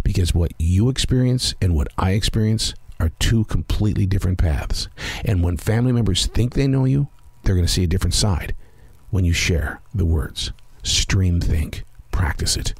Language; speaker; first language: English; native; English